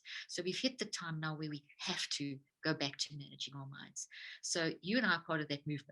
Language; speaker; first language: English; native; English